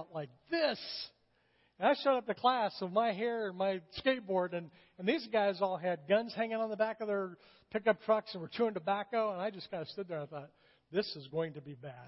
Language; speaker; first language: English; native; English